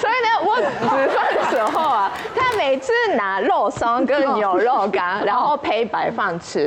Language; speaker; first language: Chinese; non-native, fluent; Japanese